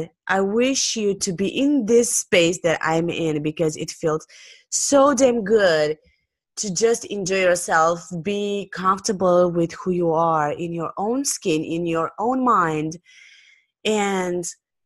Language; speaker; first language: English; non-native, fluent; Romanian